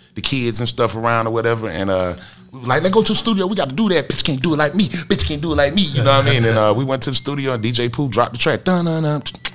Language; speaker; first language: English; native; English